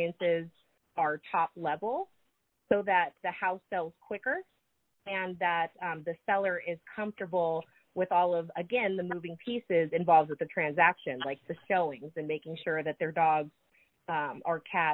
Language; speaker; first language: English; native; English